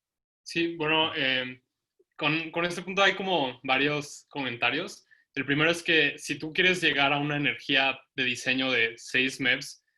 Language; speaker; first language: Spanish; native; Spanish